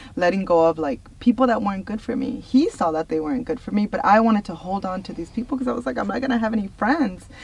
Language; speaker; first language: English; early bilingual, other home language; Spanish